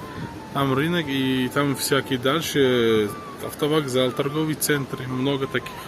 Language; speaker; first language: Russian; non-native, local second language; Tajik